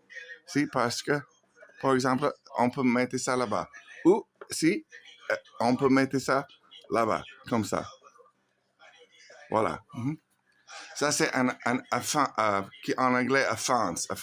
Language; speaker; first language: French; non-native, learner; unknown